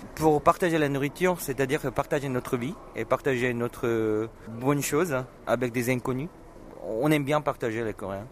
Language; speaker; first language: French; non-native, fluent; Korean